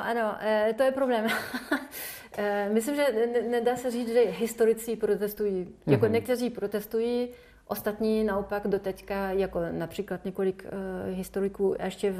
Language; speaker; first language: Czech; non-native, fluent; French